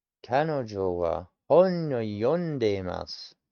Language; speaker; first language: Japanese; non-native, learner; English